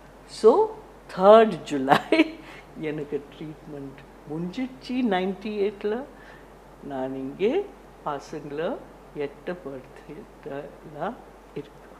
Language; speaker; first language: Tamil; non-native, learner; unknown